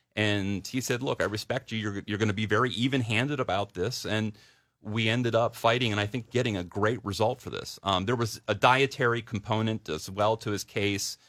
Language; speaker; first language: English; native; English